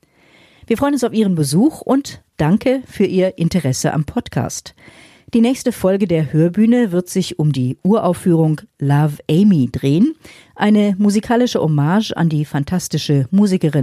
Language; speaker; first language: German; native; German